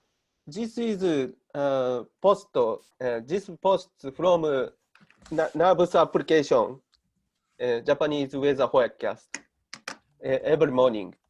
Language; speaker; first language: English; non-native, learner; Japanese